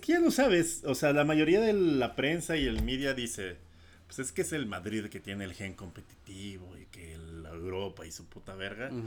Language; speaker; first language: Spanish; native; Spanish